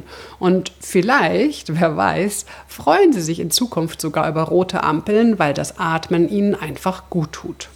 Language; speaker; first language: German; native; German